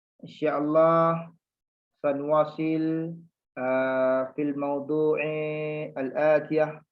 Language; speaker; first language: Arabic; non-native, fluent; Malay